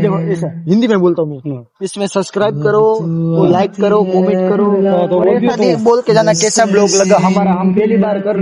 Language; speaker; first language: Hindi; non-native, local second language; Gujarati